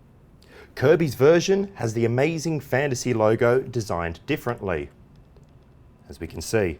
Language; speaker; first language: English; native; English